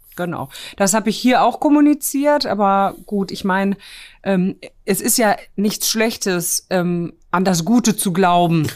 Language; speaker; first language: German; early bilingual, other home language; Polish